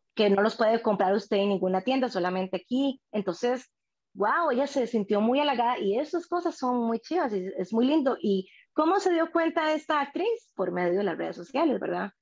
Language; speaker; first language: Spanish; native; Spanish